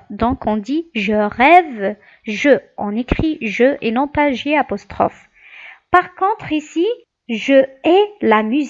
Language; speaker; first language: French; non-native, local second language; Arabic